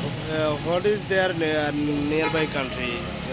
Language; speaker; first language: English; non-native, learner; Bangla